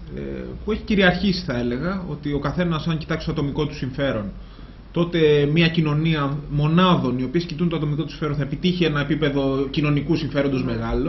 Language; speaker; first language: Greek; native; Greek